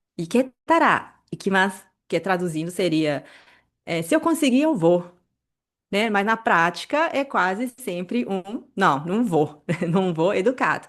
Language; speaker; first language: Portuguese; native; Portuguese